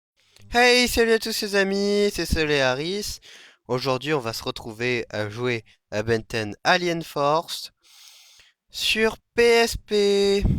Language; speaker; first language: French; native; French